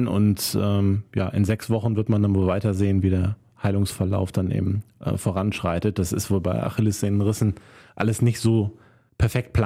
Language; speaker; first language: German; native; German